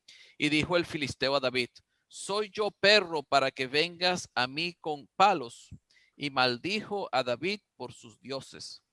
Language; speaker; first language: Spanish; native; Spanish